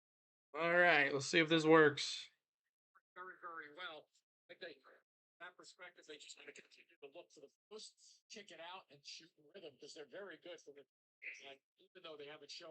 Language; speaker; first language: English; native; English